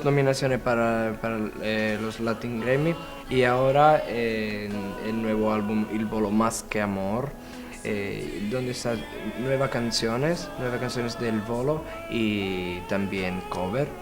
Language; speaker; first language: Spanish; non-native, learner; Italian